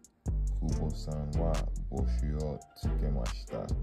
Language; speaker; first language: Japanese; non-native, learner; English